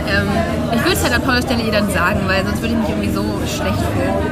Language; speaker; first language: German; native; German